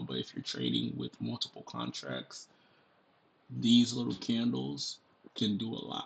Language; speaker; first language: English; native; English